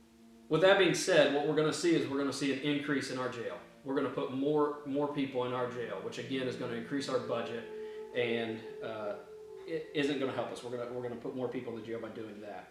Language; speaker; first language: English; native; English